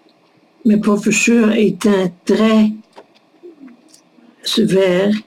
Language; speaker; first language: French; non-native, learner; Dutch